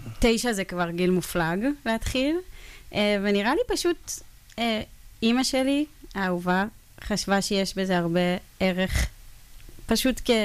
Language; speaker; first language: Hebrew; native; Hebrew